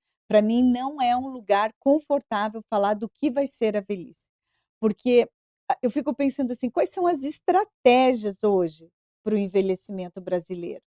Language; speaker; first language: Portuguese; native; Portuguese